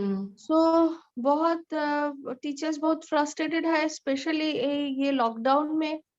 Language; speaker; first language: Hindi; non-native, local second language; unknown